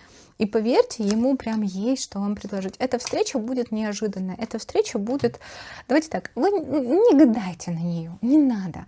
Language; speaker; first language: Russian; native; Russian